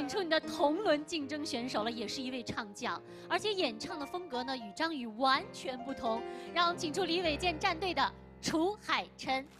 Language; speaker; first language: Chinese; native; Chinese